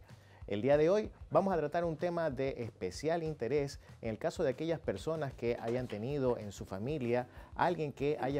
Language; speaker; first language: Spanish; native; Spanish